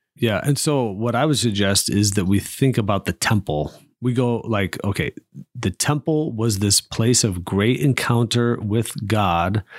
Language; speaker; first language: English; native; English